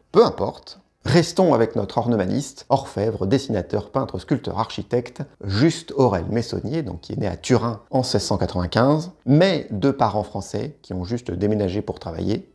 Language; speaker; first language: French; native; French